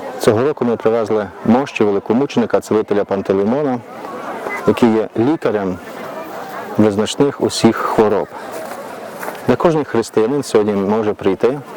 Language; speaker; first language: Ukrainian; native; Ukrainian